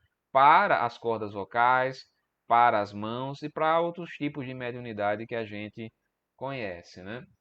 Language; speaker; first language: Portuguese; native; Portuguese